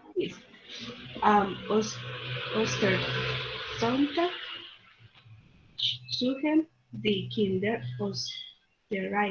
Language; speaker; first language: German; non-native, learner; Spanish